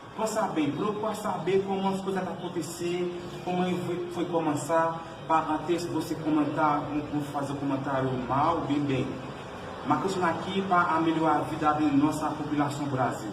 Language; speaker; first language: Portuguese; non-native, learner; Haitian Creole